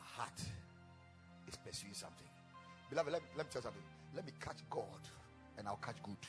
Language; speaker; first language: English; non-native, local second language; Akan